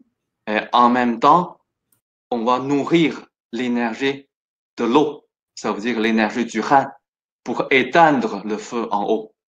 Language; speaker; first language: French; non-native, fluent; Chinese